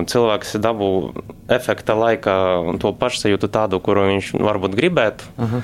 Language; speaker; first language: Latvian; non-native, local second language; Russian